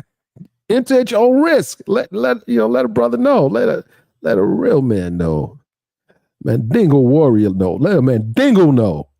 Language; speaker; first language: English; native; English